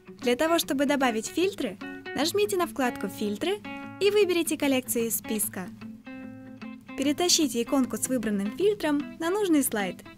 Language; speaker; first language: Russian; native; Russian